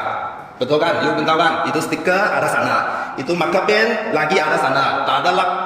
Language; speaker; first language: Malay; non-native, local second language; Chinese